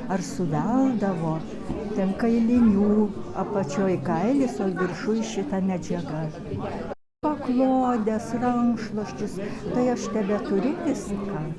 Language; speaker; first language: Lithuanian; native; Lithuanian